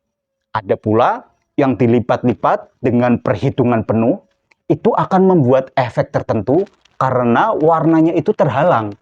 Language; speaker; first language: Indonesian; native; Indonesian